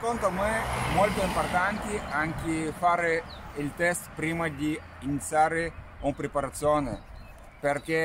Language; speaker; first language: Italian; non-native, fluent; Russian